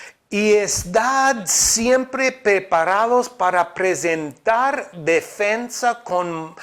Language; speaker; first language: Spanish; non-native, fluent; English